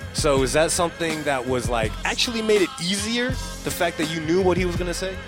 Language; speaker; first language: English; early bilingual, other home language; Chinese